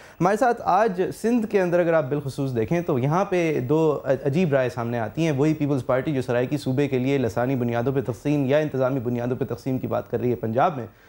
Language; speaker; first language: Urdu; native; Urdu